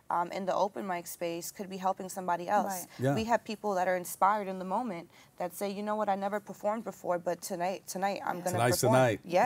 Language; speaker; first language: English; native; English